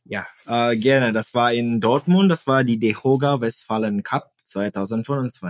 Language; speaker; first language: German; non-native, fluent; Indonesian